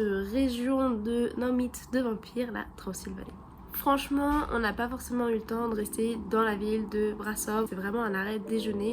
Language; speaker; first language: French; native; French